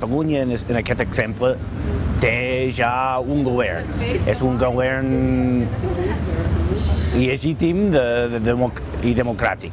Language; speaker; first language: Catalan; non-native, learner; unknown